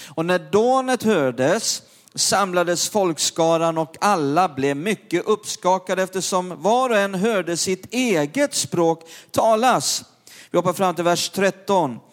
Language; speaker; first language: Swedish; native; Swedish